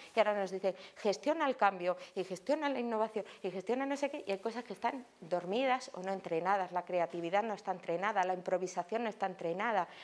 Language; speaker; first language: Spanish; native; Spanish